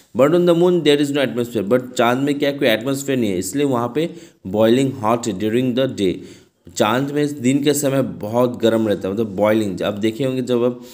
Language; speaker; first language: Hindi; non-native, local second language; Bangla